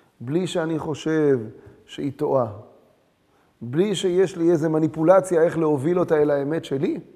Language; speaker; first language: Hebrew; early bilingual, other home language; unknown